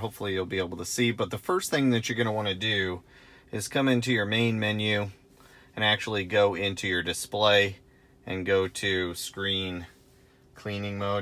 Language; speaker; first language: English; native; English